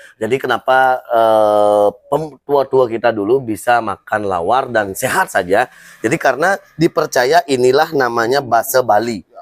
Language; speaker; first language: Indonesian; non-native, local second language; Balinese